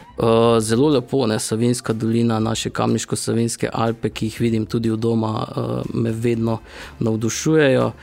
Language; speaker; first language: Slovenian; native; Slovenian